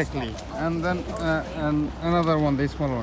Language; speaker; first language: English; non-native, learner; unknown